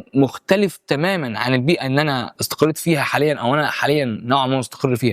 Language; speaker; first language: Arabic; native; Arabic